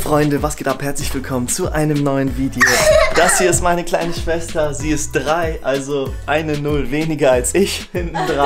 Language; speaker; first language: German; native; German